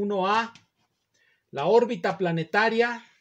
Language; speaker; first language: Spanish; native; Spanish